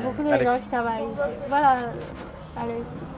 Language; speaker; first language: French; non-native, fluent; Chinese